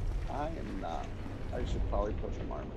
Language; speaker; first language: English; native; English